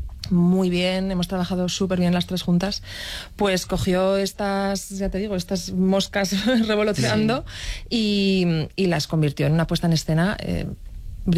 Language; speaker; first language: Spanish; native; Spanish